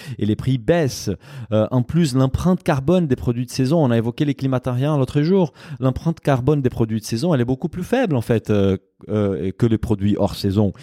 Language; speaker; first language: French; non-native, fluent; Portuguese